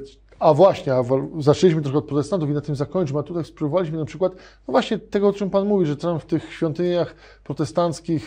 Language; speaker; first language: Polish; native; Polish